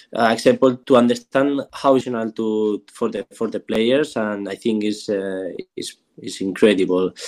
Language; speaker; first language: English; non-native, learner; Spanish